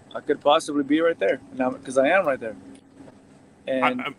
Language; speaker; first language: English; native; English